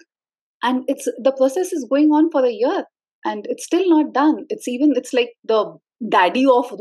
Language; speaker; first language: English; non-native, local second language; Hindi